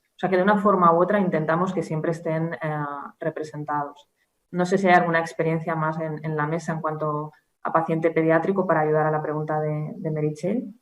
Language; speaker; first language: Spanish; native; Spanish